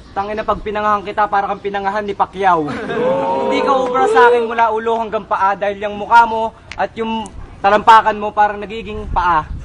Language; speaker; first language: Filipino; native; Filipino